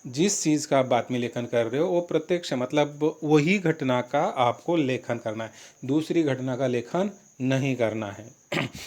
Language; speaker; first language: Hindi; non-native, local second language; Marathi